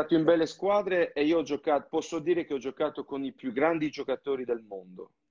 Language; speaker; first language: Italian; non-native, fluent; French